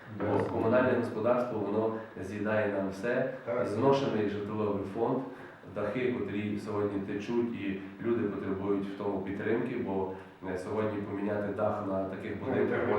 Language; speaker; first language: Ukrainian; native; Ukrainian